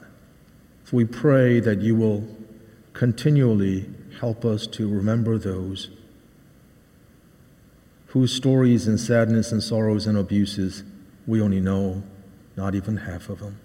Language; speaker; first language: English; native; English